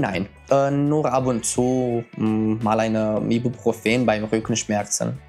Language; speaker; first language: German; non-native, fluent; Romanian